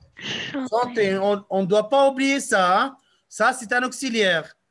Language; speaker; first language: French; non-native, local second language; Arabic